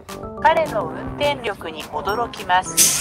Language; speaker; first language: Japanese; non-native, learner; Korean